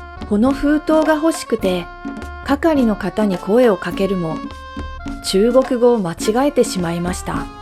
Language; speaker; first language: Japanese; native; Japanese